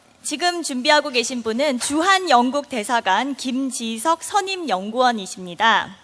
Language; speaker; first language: Korean; native; Korean